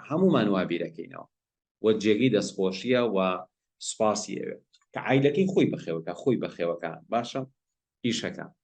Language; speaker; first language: Central Kurdish; non-native, local second language; Gurani